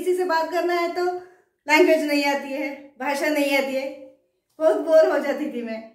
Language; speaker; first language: Hindi; non-native, local second language; Kannada